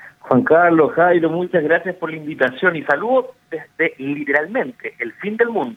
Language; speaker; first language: Spanish; native; Spanish